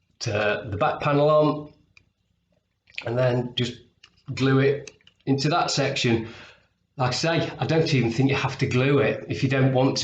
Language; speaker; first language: English; native; English